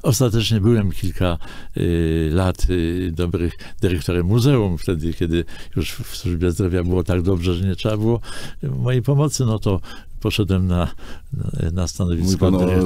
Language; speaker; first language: Polish; native; Polish